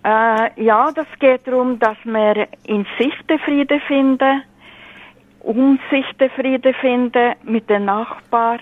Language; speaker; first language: German; non-native, fluent; Norwegian